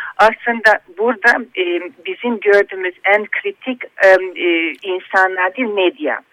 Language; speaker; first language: Turkish; non-native, fluent; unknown